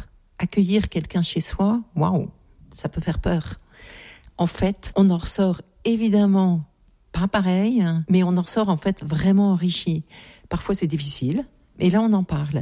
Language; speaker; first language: French; native; French